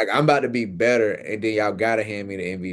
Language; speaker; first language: English; native; English